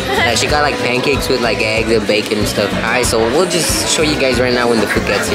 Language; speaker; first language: English; early bilingual, other home language; Spanish